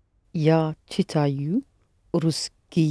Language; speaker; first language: Russian; non-native, learner; English